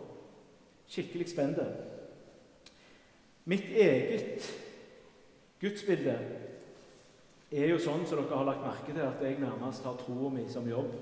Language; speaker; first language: Norwegian; native; Norwegian